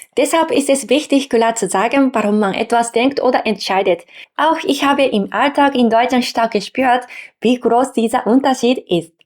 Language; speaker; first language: German; non-native, fluent; Japanese